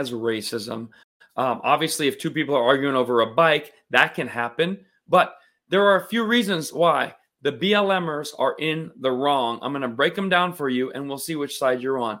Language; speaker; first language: English; native; English